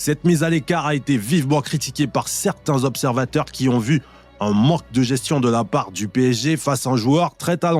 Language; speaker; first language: French; native; French